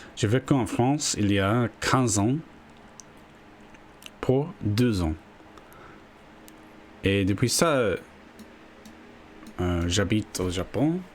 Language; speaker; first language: French; non-native, learner; English